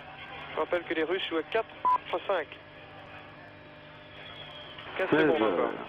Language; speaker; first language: French; native; French